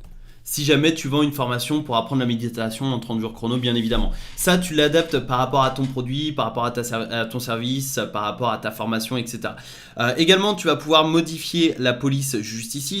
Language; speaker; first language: French; native; French